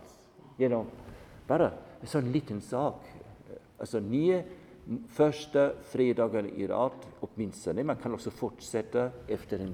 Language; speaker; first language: Swedish; non-native, fluent; German